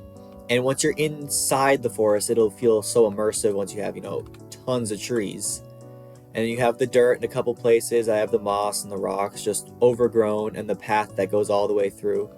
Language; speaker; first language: English; native; English